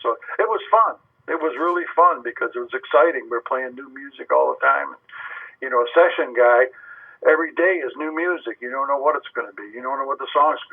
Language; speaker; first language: English; native; English